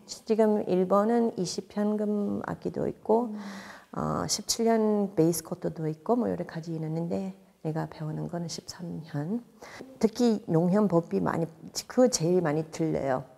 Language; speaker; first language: Korean; non-native, fluent; English